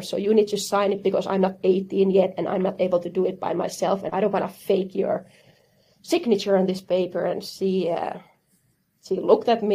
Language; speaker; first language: English; non-native, fluent; Finnish